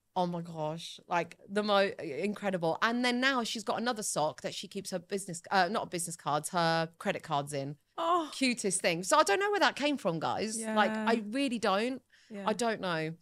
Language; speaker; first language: English; early bilingual, other home language; Italian